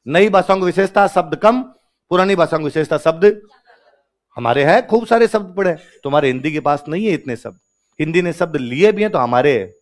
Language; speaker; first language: Hindi; non-native, local second language; Rajasthani